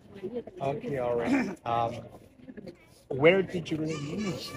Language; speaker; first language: English; non-native, learner; Chinese